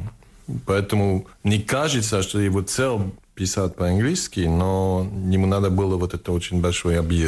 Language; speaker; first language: Russian; non-native, fluent; English